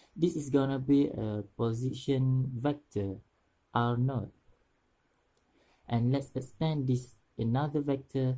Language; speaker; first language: English; non-native, local second language; Malay